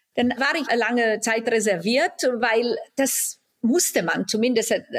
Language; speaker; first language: German; non-native, fluent; Romanian